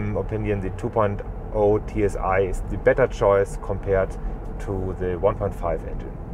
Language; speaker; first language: English; non-native, fluent; German